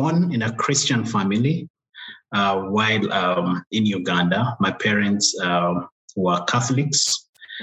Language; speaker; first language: English; non-native, local second language; Kinyarwanda